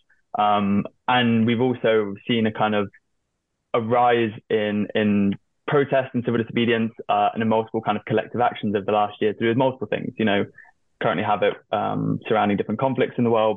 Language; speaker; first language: English; native; English